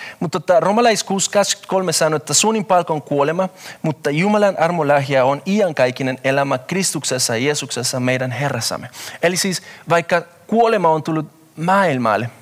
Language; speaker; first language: Finnish; non-native, fluent; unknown